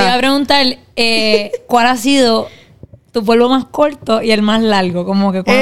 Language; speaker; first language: Spanish; native; Spanish